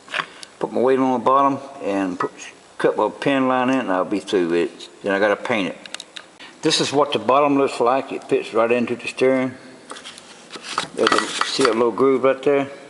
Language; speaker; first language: English; native; English